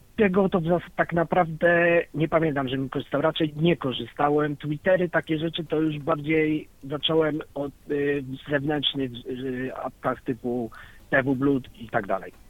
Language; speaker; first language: Polish; native; Polish